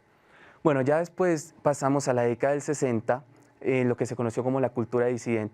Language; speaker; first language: Spanish; native; Spanish